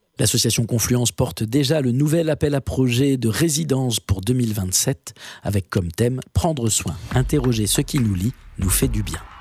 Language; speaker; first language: French; native; French